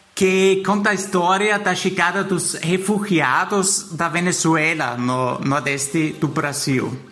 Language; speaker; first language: Portuguese; non-native, fluent; German